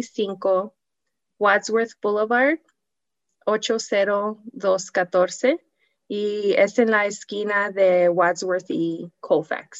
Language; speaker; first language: Spanish; non-native, learner; English